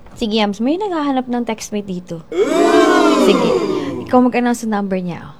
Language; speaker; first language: Filipino; non-native, local second language; Cebuano